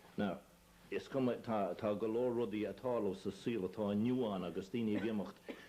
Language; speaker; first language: Irish; native; Irish